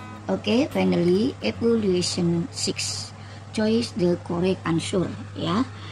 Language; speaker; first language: English; non-native, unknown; Indonesian